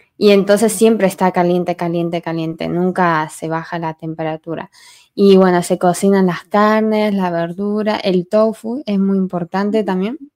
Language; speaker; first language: Spanish; native; Spanish